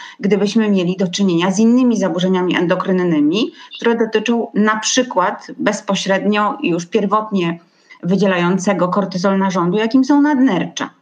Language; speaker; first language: Polish; native; Polish